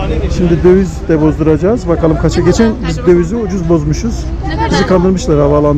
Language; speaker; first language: Turkish; native; Turkish